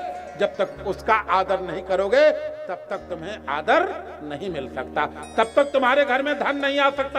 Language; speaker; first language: Hindi; native; Hindi